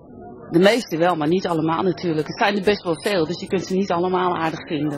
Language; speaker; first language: Dutch; native; Dutch